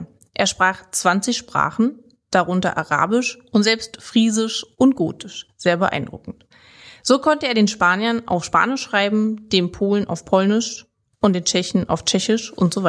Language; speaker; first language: German; native; German